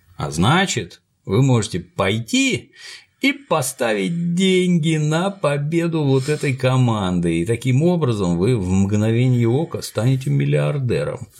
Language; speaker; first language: Russian; native; Russian